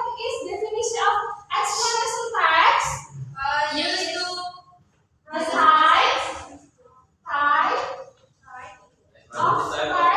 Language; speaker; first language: English; non-native, learner; Indonesian